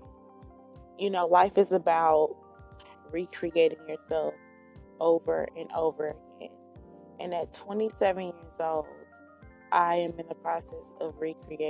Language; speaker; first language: English; native; English